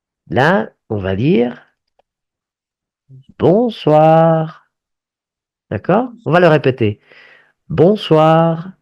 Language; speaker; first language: French; non-native, fluent; Spanish